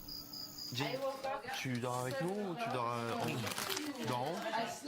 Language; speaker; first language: French; native; French